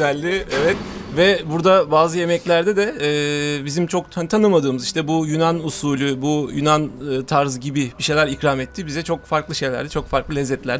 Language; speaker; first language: Turkish; native; Turkish